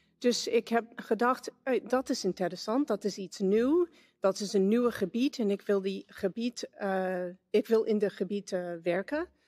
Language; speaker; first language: Dutch; non-native, learner; English